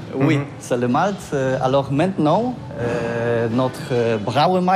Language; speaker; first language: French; non-native, learner; Polish